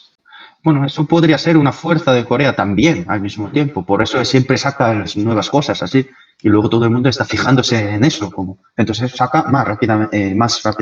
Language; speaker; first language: Spanish; non-native, fluent; Korean